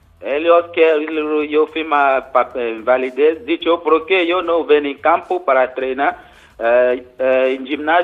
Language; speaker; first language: Spanish; non-native, learner; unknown